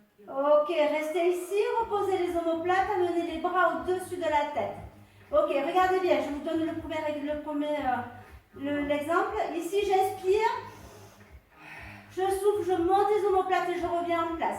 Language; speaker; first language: French; native; French